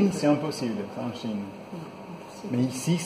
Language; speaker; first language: French; non-native, fluent; Spanish